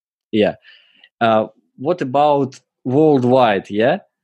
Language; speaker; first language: English; non-native, learner; Russian